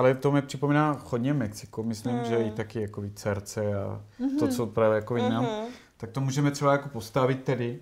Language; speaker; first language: Czech; non-native, learner; Spanish